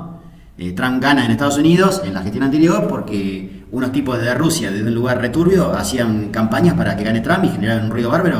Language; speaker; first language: Spanish; native; Spanish